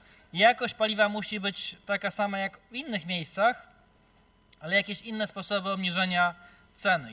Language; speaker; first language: Polish; native; Polish